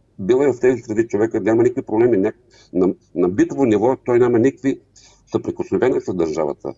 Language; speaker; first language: Bulgarian; non-native, local second language; Turkish